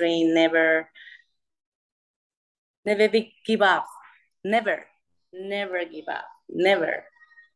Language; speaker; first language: English; non-native, learner; Spanish